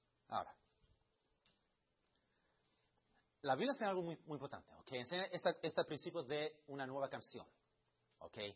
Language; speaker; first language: Spanish; early bilingual, heritage; Spanish